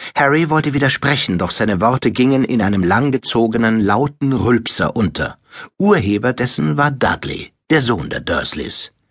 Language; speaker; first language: German; native; German